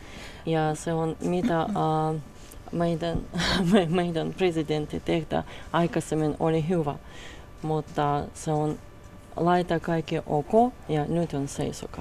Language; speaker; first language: Finnish; non-native, learner; Russian